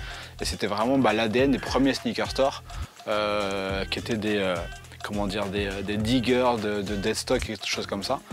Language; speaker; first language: French; native; French